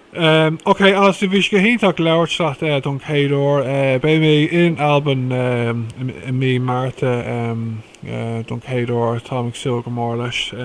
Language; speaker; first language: Irish; non-native, local second language; English